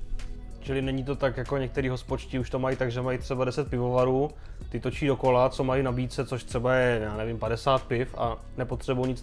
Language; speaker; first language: Czech; native; Czech